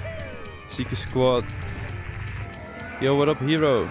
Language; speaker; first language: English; non-native, fluent; Dutch